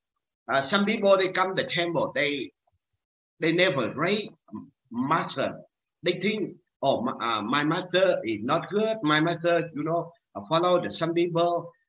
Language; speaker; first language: English; non-native, learner; Vietnamese